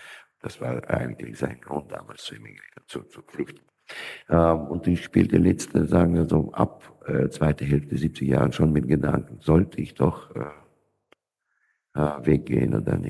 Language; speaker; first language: German; non-native, fluent; Russian